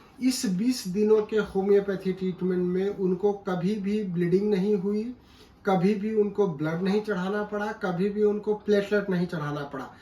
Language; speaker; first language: Hindi; native; Hindi